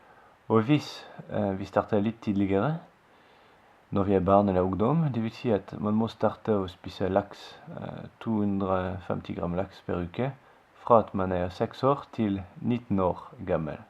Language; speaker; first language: Norwegian; non-native, fluent; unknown